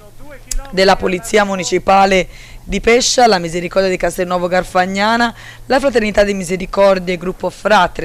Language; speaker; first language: Italian; native; Italian